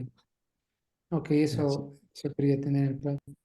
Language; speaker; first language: Spanish; native; Spanish